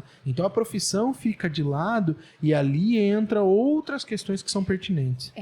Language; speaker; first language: Portuguese; native; Portuguese